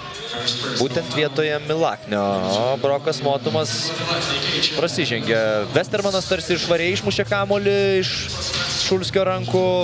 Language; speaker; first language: Lithuanian; native; Lithuanian